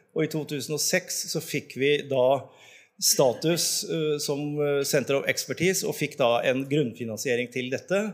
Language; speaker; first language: Norwegian; native; Norwegian